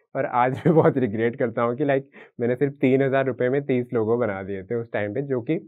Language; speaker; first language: Hindi; non-native, local second language; Odia